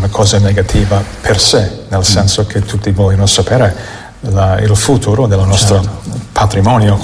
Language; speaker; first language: Italian; non-native, fluent; English